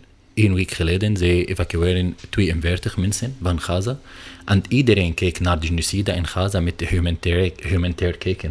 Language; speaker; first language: Dutch; non-native, learner; Arabic